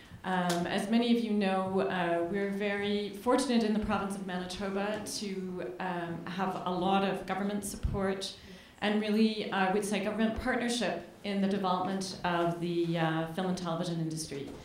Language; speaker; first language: English; native; English